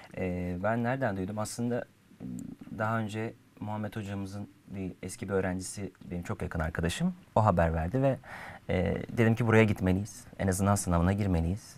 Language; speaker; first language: Turkish; native; Turkish